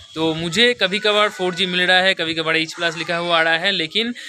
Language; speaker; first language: Hindi; non-native, local second language; Bangla